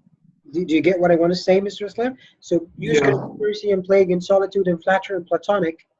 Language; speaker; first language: English; non-native, fluent; Arabic